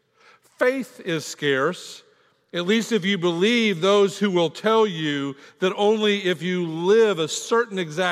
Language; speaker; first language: English; native; English